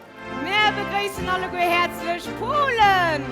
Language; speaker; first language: German; non-native, local second language; Luxembourgish